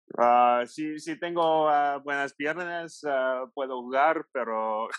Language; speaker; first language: Spanish; non-native, learner; English